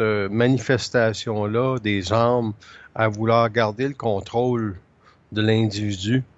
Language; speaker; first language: French; native; French